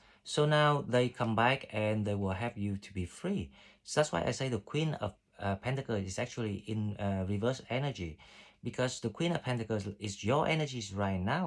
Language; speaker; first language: English; non-native, fluent; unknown